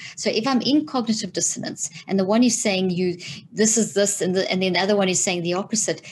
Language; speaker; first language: English; native; English